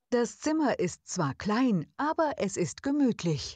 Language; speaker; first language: German; non-native, learner; Bangla